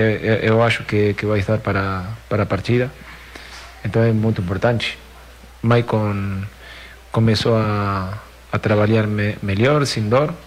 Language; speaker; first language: Portuguese; non-native, fluent; Spanish